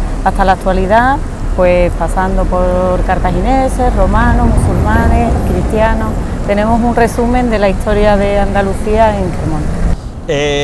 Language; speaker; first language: Spanish; native; Spanish